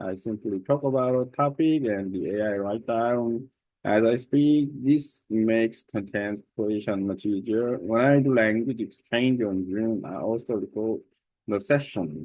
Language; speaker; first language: English; non-native, learner; Korean